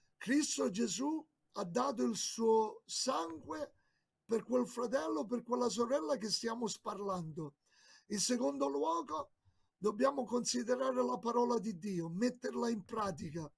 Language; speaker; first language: Italian; native; Italian